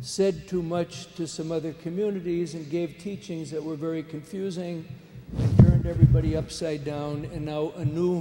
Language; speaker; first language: English; native; English